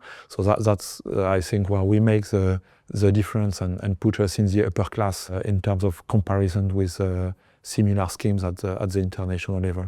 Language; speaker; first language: English; non-native, fluent; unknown